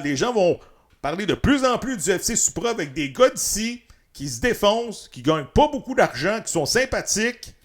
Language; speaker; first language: French; native; French